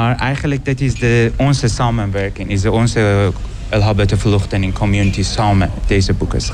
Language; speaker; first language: Dutch; non-native, learner; Persian